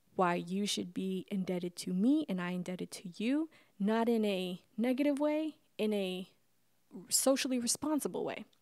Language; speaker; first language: English; native; English